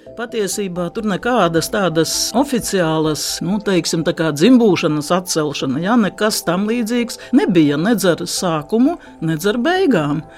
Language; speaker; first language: Latvian; native; Latvian